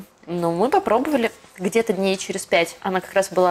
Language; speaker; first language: Russian; native; Russian